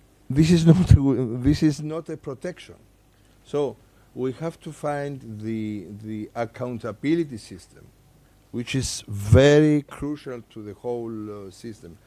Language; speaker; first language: English; non-native, fluent; Greek